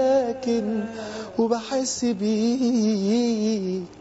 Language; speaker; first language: Arabic; native; Arabic